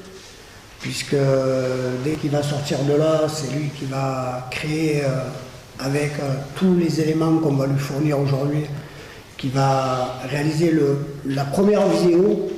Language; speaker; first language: French; native; French